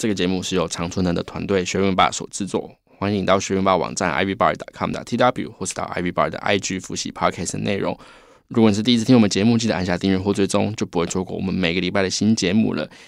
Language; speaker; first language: Chinese; native; Chinese